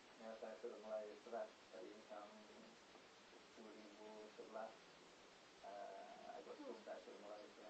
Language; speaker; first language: Indonesian; non-native, fluent; English